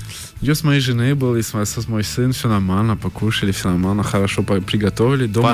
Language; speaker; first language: Russian; early bilingual, heritage; French